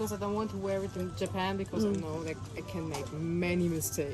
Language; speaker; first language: English; non-native, fluent; German